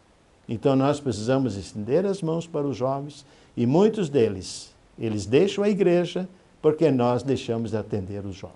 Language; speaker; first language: Portuguese; native; Portuguese